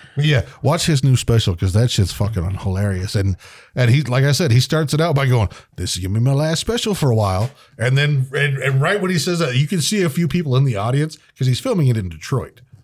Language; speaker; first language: English; native; English